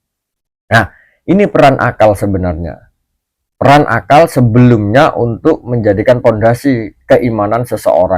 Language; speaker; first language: Indonesian; native; Indonesian